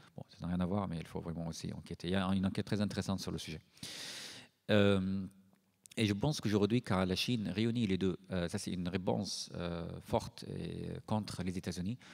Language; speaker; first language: French; non-native, fluent; Arabic